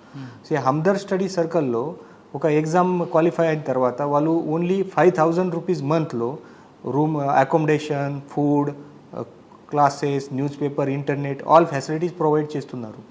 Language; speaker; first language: Telugu; non-native, learner; Marathi